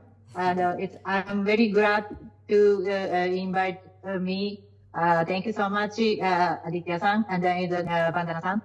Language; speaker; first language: English; non-native, learner; Japanese